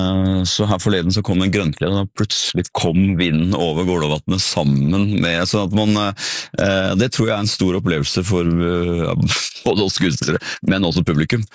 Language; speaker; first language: Norwegian; native; Norwegian